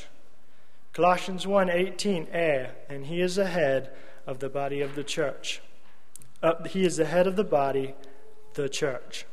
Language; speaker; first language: English; native; English